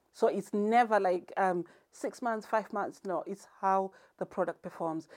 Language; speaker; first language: English; non-native, local second language; Shona